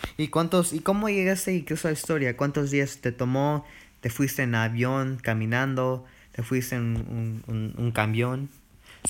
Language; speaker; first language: Spanish; early bilingual, heritage; Spanish